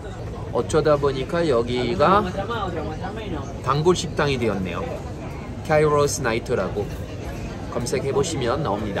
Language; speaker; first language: Korean; non-native, fluent; French